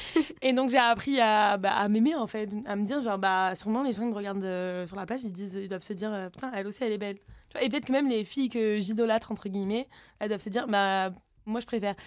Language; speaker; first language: French; native; French